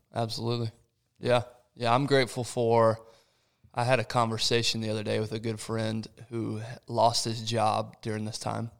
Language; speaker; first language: English; early bilingual, other home language; Portuguese